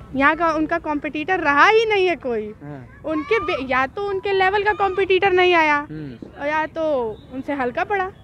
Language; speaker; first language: Hindi; native; Hindi